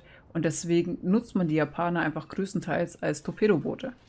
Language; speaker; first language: German; native; German